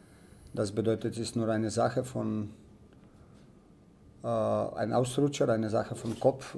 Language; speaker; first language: German; non-native, learner; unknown